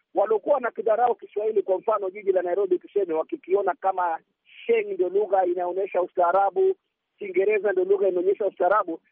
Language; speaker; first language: Swahili; native; Swahili